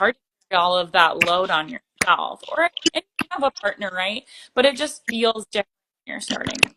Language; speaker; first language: English; native; English